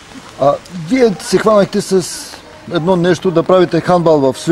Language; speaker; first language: Bulgarian; native; Bulgarian